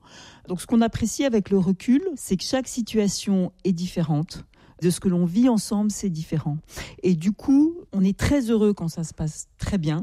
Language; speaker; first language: French; native; French